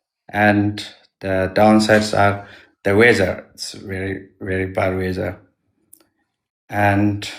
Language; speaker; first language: English; non-native, learner; Amharic